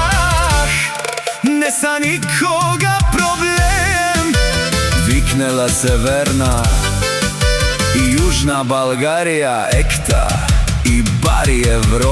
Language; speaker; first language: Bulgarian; non-native, local second language; Romany